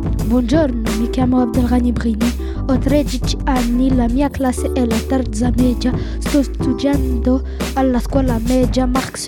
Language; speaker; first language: Italian; non-native, learner; French